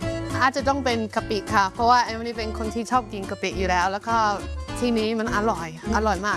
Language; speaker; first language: Thai; non-native, fluent; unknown